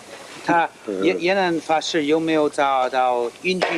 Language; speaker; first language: Chinese; non-native, fluent; English